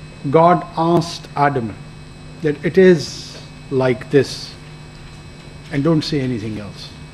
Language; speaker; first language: English; non-native, local second language; Pashto